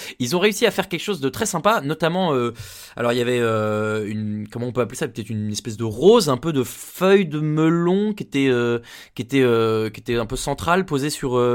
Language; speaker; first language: French; native; French